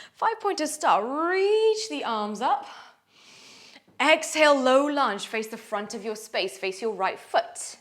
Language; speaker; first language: English; native; English